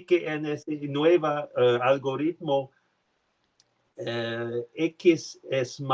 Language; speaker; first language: Spanish; non-native, learner; French